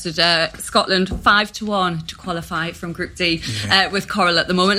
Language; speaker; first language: English; native; English